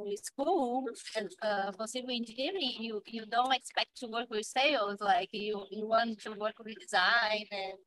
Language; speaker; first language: English; non-native, fluent; Portuguese